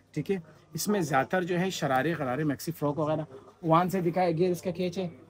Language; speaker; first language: Urdu; native; Urdu